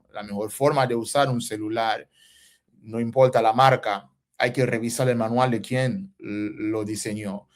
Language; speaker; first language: Spanish; non-native, fluent; Haitian Creole